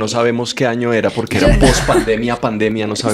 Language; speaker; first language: Spanish; native; Spanish